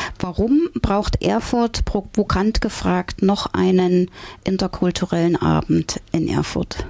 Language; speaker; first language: German; native; German